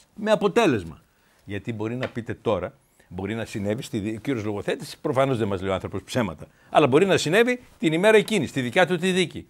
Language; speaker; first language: Greek; native; Greek